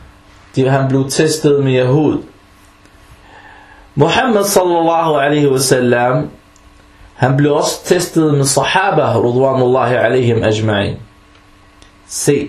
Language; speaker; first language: Danish; non-native, fluent; Arabic